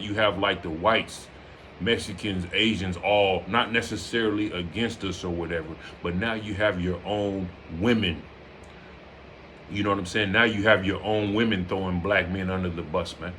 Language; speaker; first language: English; native; English